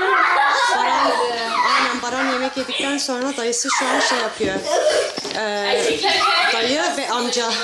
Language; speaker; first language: Turkish; native; Turkish